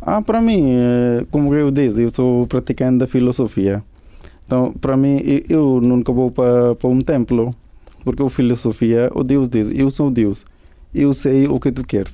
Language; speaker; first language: Portuguese; non-native, learner; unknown